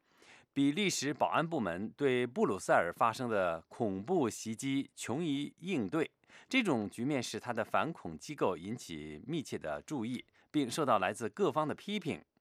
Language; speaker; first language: Chinese; native; Chinese